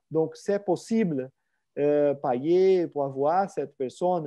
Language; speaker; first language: French; non-native, fluent; Portuguese